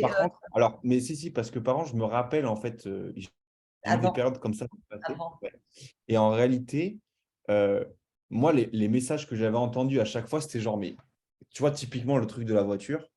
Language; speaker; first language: French; native; French